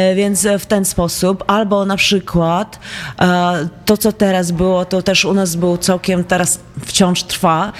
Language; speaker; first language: Polish; non-native, fluent; Latvian